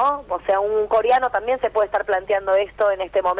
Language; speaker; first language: Spanish; native; Spanish